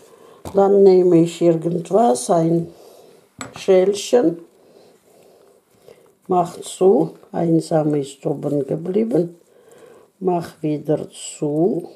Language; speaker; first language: German; non-native, learner; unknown